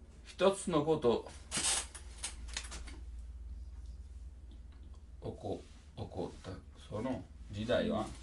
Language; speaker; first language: Japanese; non-native, learner; Italian